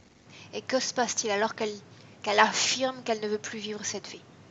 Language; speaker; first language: French; native; French